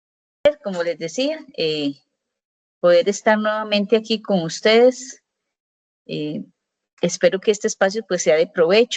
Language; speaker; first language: Spanish; native; Spanish